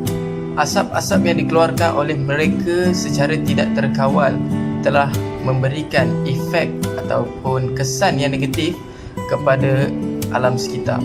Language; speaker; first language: Malay; native; Malay